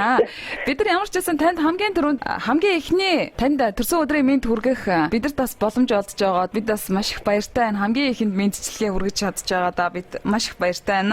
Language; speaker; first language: Mongolian; native; Mongolian